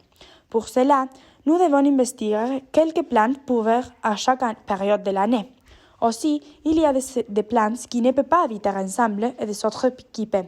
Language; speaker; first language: French; non-native, learner; Spanish